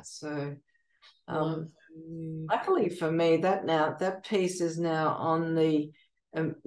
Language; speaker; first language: English; native; English